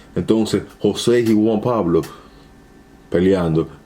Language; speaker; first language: Spanish; early bilingual, heritage; Spanish